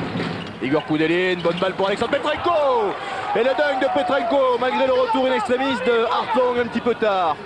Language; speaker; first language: French; native; French